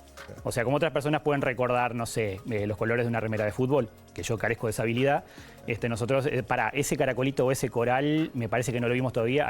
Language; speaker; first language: Spanish; native; Spanish